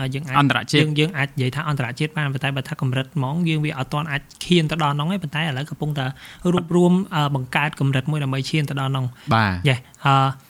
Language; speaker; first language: Khmer; native; Khmer